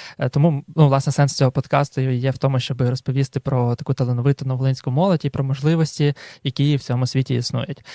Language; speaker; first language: Ukrainian; native; Ukrainian